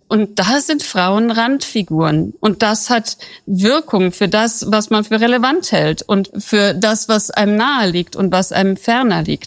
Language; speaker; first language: German; native; German